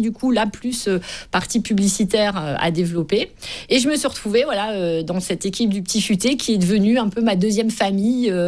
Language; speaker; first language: French; native; French